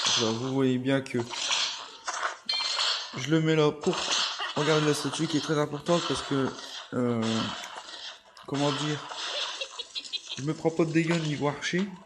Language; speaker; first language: French; native; French